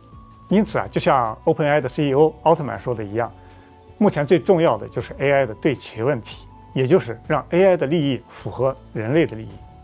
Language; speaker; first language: Chinese; native; Chinese